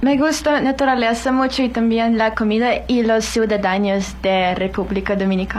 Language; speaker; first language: Spanish; non-native, learner; English